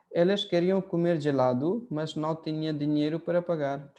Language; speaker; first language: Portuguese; non-native, fluent; Hindi